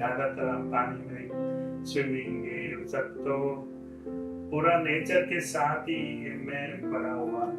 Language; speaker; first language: Hindi; non-native, local second language; Gujarati